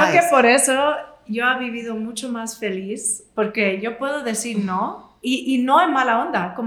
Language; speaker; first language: Spanish; non-native, fluent; English